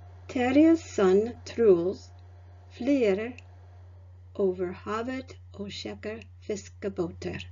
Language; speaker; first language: Swedish; non-native, learner; English